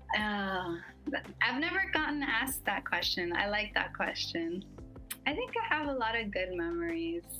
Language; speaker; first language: English; native; English